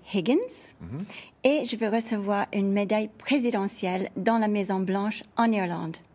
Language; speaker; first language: French; non-native, fluent; English